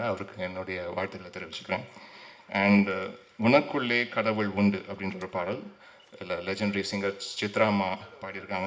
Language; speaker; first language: Tamil; native; Tamil